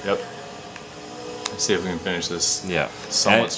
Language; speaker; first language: English; native; English